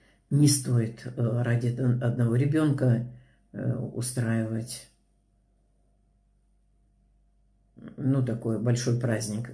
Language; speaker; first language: Russian; native; Russian